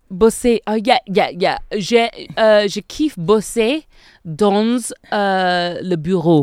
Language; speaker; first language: French; non-native, learner; English